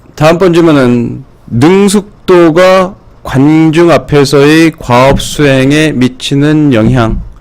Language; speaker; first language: Korean; native; Korean